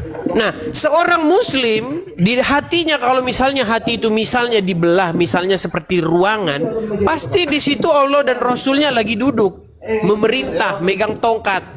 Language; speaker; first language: Indonesian; native; Indonesian